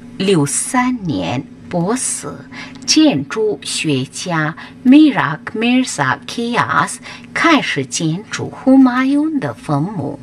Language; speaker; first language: Chinese; non-native, fluent; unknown